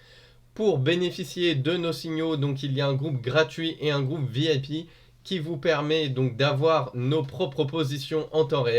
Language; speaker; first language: French; native; French